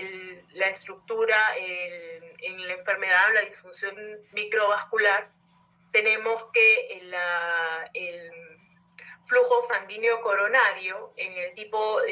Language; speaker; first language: Spanish; native; Spanish